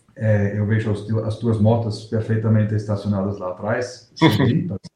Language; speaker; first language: Portuguese; non-native, fluent; German